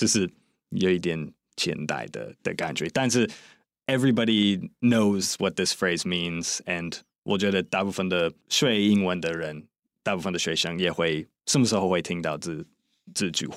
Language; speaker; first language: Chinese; non-native, fluent; English